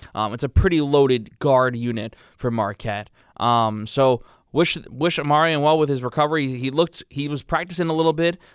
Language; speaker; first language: English; native; English